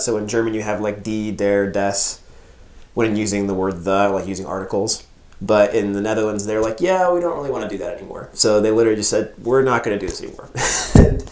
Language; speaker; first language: English; native; English